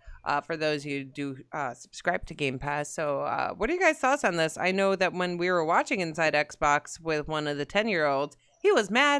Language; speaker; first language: English; native; English